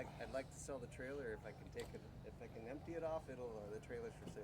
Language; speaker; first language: English; native; English